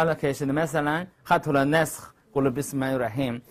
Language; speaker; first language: Arabic; non-native, learner; Chinese